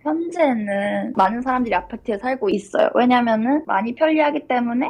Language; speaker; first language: Korean; native; Korean